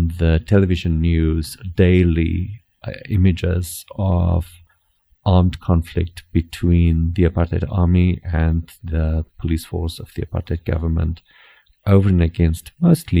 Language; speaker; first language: English; non-native, local second language; Afrikaans